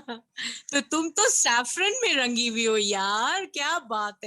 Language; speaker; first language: Hindi; native; Hindi